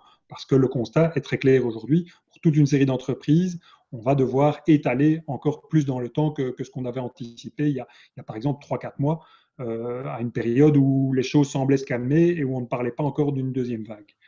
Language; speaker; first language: French; native; French